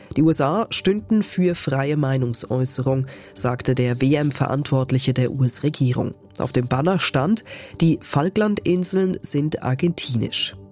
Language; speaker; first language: German; native; German